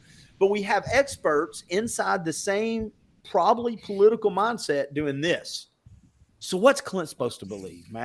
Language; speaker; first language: English; native; English